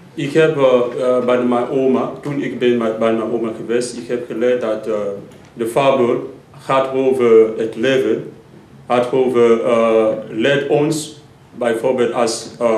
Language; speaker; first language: Dutch; non-native, learner; Lingala